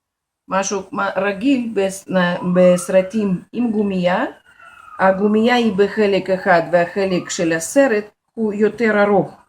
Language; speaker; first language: Hebrew; non-native, fluent; Russian